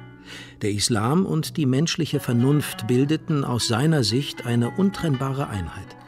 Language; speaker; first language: German; native; German